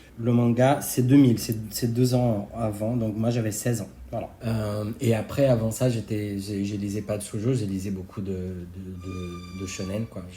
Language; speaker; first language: French; non-native, fluent; Portuguese